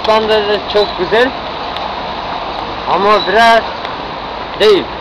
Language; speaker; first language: Turkish; non-native, learner; Kyrgyz